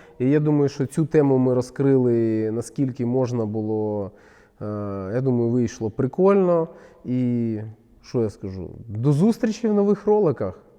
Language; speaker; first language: Ukrainian; non-native, local second language; Russian